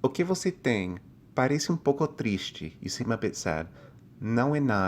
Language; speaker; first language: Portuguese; non-native, fluent; English